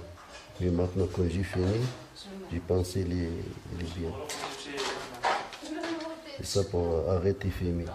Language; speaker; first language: French; non-native, learner; Arabic